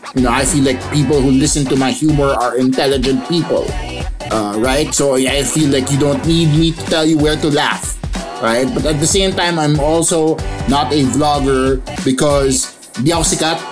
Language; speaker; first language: English; non-native, local second language; Filipino